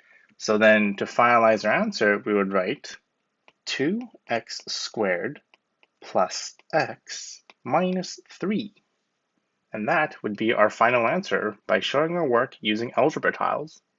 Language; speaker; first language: English; native; English